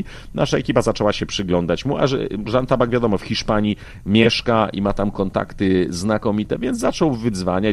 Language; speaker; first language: Polish; native; Polish